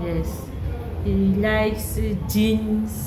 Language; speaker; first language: English; non-native, learner; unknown